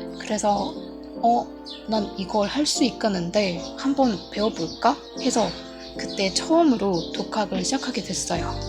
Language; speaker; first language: Korean; non-native, fluent; Burmese